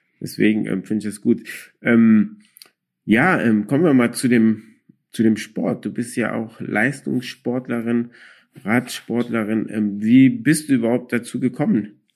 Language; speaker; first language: German; early bilingual, other home language; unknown